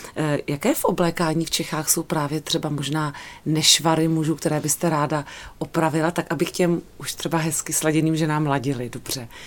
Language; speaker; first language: Czech; native; Czech